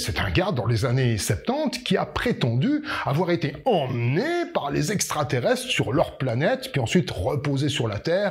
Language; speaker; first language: French; native; French